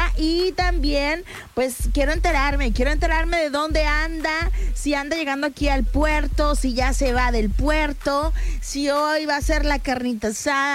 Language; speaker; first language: Spanish; native; Spanish